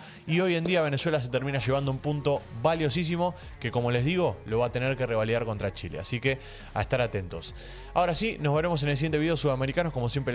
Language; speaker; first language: Spanish; native; Spanish